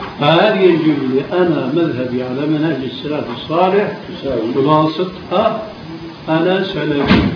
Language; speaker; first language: Arabic; early bilingual, other home language; Albanian